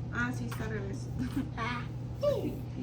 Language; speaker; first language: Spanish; early bilingual, heritage; Spanish